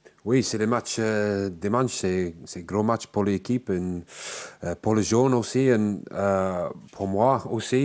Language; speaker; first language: French; non-native, learner; English